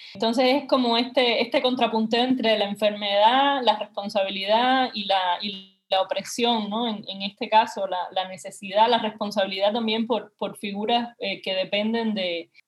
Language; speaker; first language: Spanish; native; Spanish